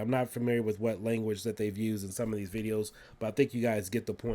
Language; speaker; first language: English; native; English